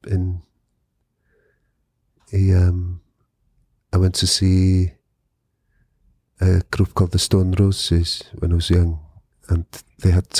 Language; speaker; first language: English; non-native, local second language; Welsh